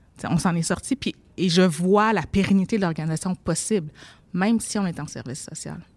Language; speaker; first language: French; native; French